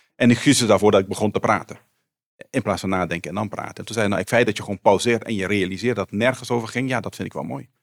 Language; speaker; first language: Dutch; non-native, local second language; Papiamento